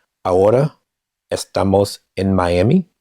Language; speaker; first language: Spanish; non-native, learner; English